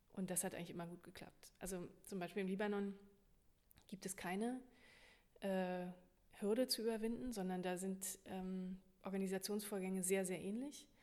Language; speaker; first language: German; native; German